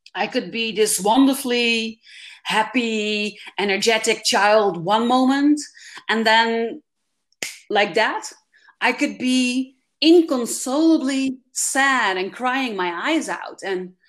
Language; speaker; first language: English; non-native, fluent; Dutch